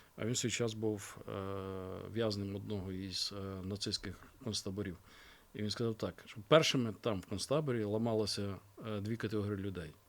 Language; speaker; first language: Ukrainian; native; Ukrainian